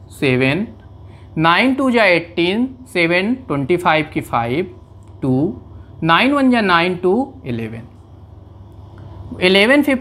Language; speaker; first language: Hindi; native; Hindi